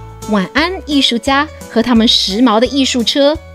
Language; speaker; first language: Chinese; early bilingual, other home language; English